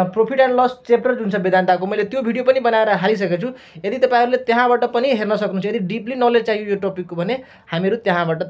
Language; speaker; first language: Nepali; non-native, local second language; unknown